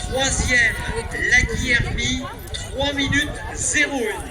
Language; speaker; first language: French; native; French